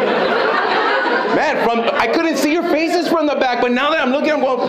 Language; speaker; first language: English; native; English